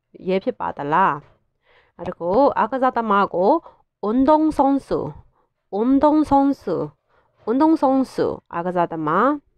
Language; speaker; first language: Korean; non-native, fluent; Burmese